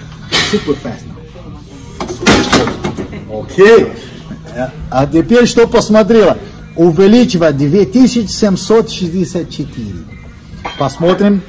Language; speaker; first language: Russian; non-native, fluent; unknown